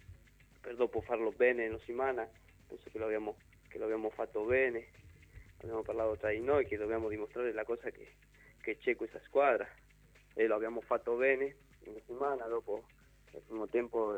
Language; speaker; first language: Italian; non-native, learner; Spanish